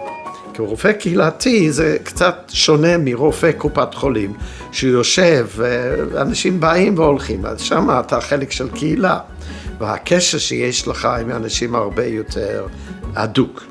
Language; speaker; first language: Hebrew; non-native, fluent; English